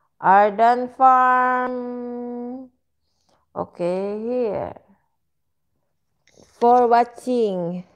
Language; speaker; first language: English; non-native, learner; Filipino